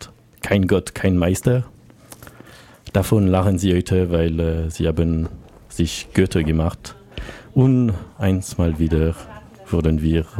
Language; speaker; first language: German; non-native, learner; French